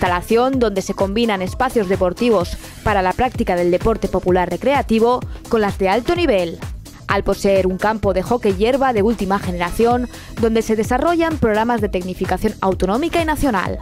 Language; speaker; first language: Spanish; native; Spanish